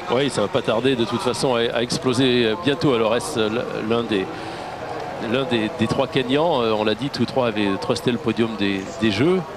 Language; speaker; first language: French; native; French